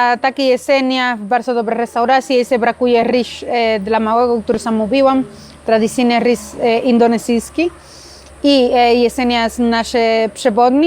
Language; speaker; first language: Polish; non-native, learner; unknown